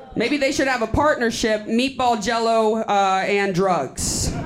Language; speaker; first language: English; native; English